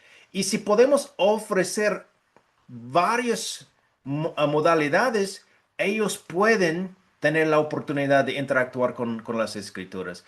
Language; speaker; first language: Spanish; non-native, fluent; English